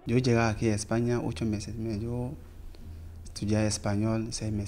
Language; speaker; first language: Spanish; non-native, learner; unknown